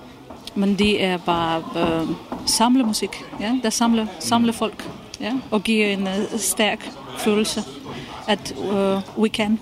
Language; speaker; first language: Danish; non-native, fluent; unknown